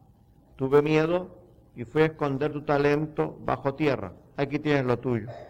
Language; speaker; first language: Spanish; native; Spanish